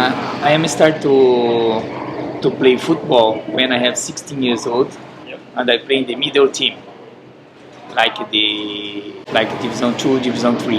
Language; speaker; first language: English; non-native, learner; Portuguese